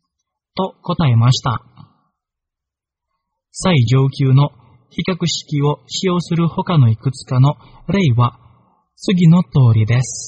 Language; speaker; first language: Japanese; non-native, fluent; Indonesian